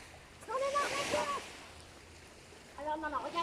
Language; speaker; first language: French; native; French